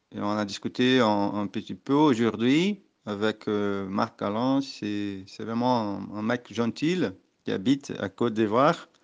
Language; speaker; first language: French; non-native, learner; Portuguese